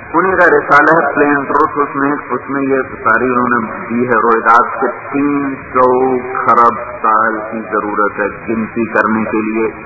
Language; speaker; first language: Urdu; non-native, local second language; Punjabi